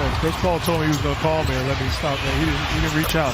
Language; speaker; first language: English; native; English